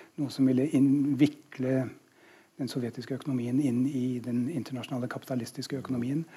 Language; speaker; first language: Norwegian; non-native, fluent; English